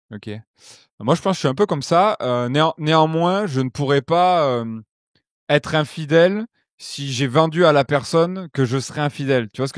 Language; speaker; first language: French; native; French